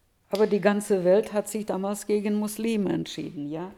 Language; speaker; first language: German; early bilingual, heritage; Russian